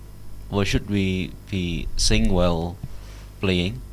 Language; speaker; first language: English; non-native, learner; Indonesian